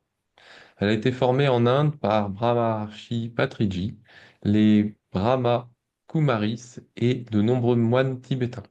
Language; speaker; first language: French; native; French